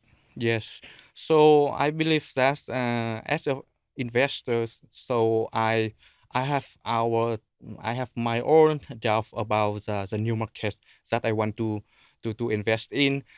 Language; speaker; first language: English; non-native, learner; Vietnamese